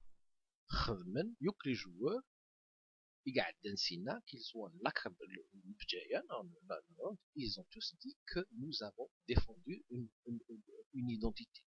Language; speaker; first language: French; non-native, local second language; Kabyle